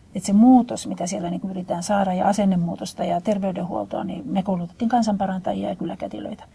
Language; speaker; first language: Finnish; native; Finnish